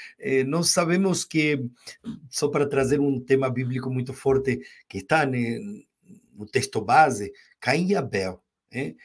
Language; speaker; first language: Portuguese; non-native, fluent; Spanish